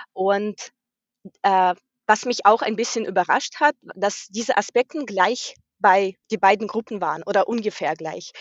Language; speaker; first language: German; non-native, fluent; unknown